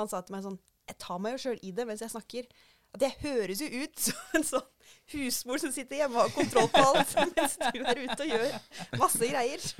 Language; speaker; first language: Norwegian; native; Norwegian